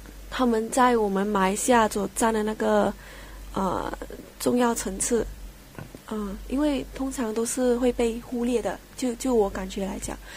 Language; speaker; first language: Chinese; native; Chinese